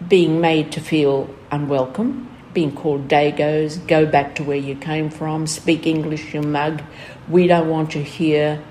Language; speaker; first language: English; early bilingual, other home language; Greek